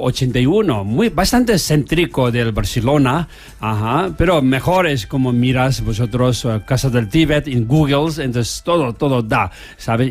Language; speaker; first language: Spanish; non-native, learner; Tibetan